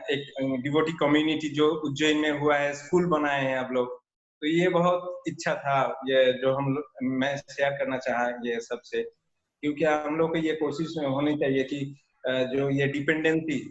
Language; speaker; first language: Hindi; native; Hindi